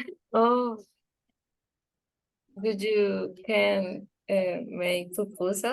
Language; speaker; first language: English; non-native, learner; Spanish